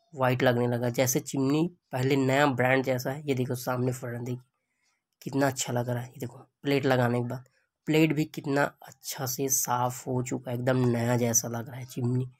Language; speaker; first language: Hindi; native; Hindi